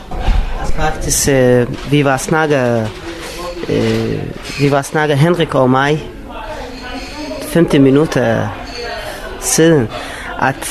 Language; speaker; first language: Danish; non-native, learner; Arabic